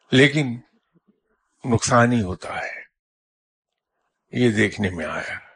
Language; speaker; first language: Urdu; native; Urdu